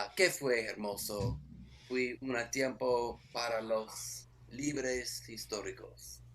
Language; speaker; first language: Spanish; non-native, learner; English